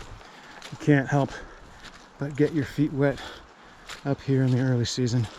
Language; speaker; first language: English; native; English